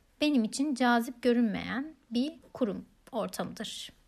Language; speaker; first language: Turkish; native; Turkish